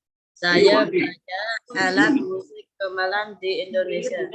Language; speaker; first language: Indonesian; non-native, learner; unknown